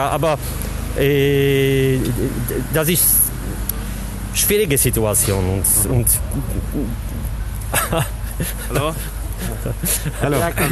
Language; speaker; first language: German; non-native, learner; Polish